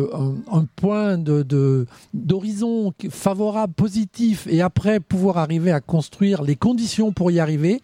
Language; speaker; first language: French; native; French